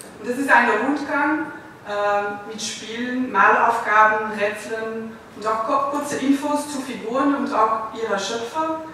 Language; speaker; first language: German; non-native, fluent; Dutch